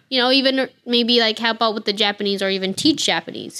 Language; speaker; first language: English; non-native, fluent; Japanese